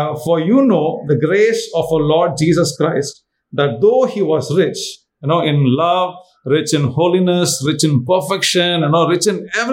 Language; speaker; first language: English; non-native, local second language; Tamil